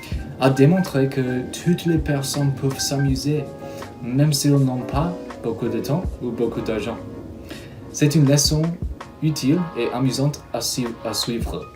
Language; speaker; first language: French; non-native, fluent; English